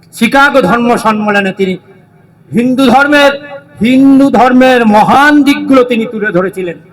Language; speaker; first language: Bangla; native; Bangla